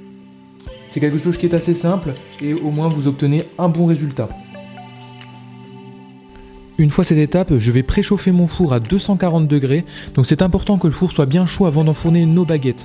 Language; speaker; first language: French; native; French